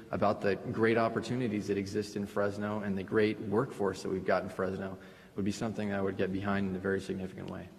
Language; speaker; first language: English; early bilingual, other home language; Spanish